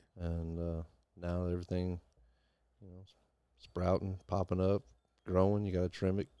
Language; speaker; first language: English; native; English